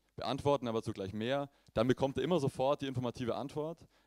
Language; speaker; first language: German; native; German